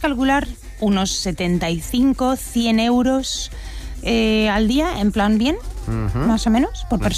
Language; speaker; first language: Spanish; native; Spanish